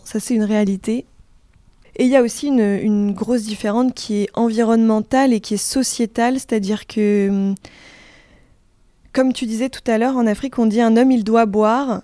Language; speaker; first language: French; native; French